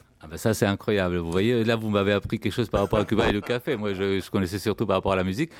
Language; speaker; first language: French; early bilingual, other home language; Spanish